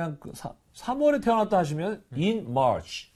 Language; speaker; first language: Korean; native; Korean